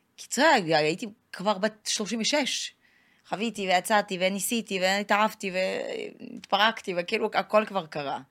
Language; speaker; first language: Hebrew; non-native, fluent; Russian